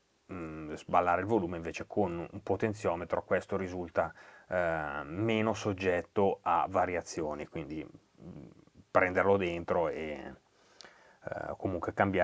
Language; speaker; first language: Italian; native; Italian